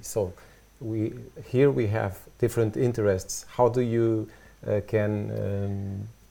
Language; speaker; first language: English; non-native, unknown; Portuguese